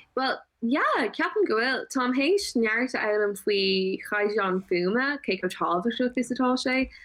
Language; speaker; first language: Irish; non-native, local second language; English